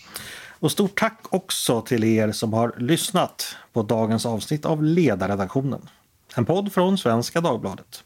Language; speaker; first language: Swedish; native; Swedish